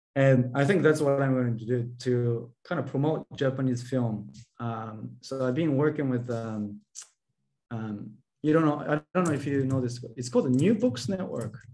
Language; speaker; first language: English; non-native, fluent; Japanese